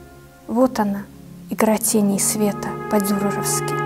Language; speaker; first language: Russian; native; Russian